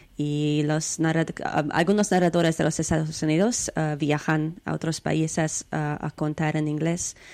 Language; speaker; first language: Spanish; non-native, learner; Hungarian